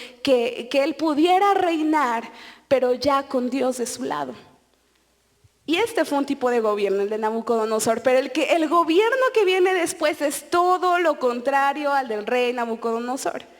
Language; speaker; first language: Spanish; native; Spanish